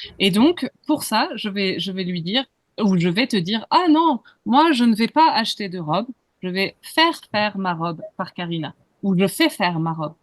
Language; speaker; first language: French; native; French